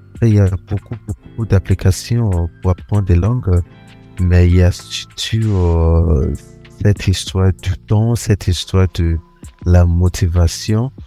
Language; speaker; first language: French; non-native, fluent; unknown